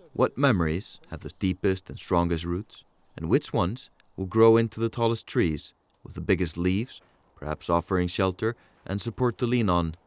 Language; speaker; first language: English; non-native, fluent; Icelandic